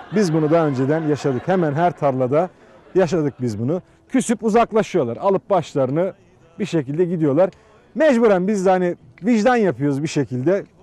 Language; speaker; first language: Turkish; native; Turkish